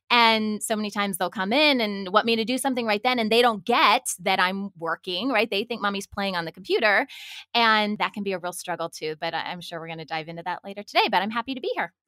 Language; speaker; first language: English; native; English